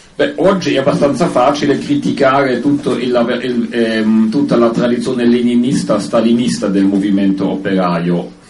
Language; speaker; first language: Italian; non-native, fluent; German